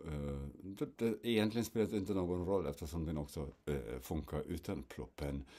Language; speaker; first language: Swedish; non-native, fluent; German